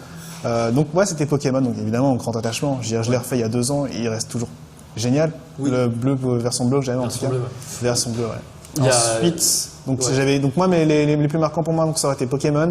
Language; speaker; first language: French; native; French